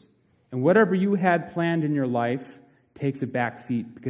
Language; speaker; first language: English; native; English